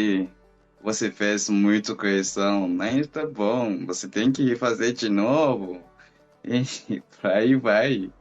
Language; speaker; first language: Portuguese; non-native, fluent; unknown